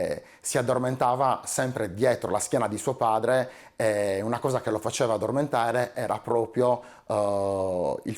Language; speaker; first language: Italian; native; Italian